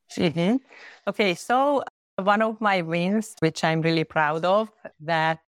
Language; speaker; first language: English; non-native, fluent; Hungarian